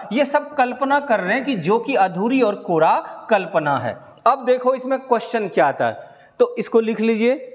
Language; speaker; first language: Hindi; native; Hindi